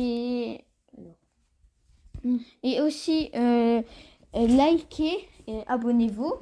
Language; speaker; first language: French; native; French